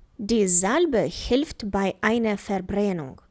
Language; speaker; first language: German; non-native, fluent; Ukrainian